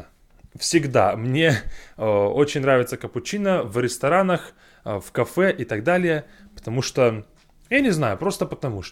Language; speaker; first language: Russian; non-native, fluent; English